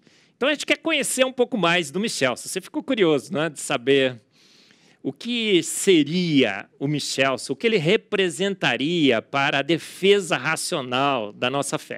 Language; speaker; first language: Portuguese; native; Portuguese